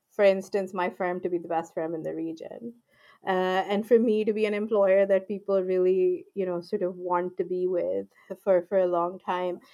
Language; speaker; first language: English; non-native, local second language; Urdu